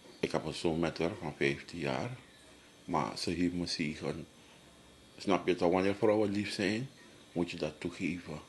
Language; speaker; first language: Dutch; native; Dutch